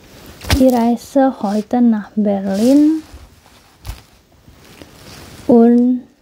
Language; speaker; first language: German; non-native, fluent; Indonesian